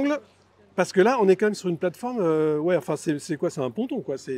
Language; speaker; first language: French; native; French